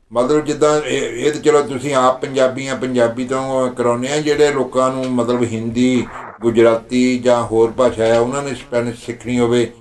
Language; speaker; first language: Punjabi; native; Punjabi